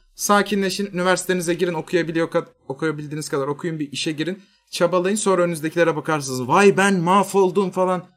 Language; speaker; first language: Turkish; native; Turkish